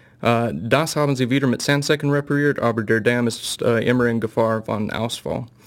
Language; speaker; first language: German; non-native, fluent; English